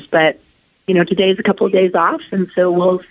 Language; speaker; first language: English; native; English